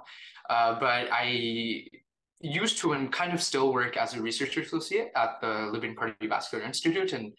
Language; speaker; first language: English; native; English